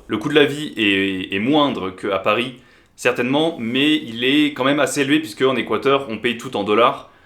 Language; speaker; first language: French; native; French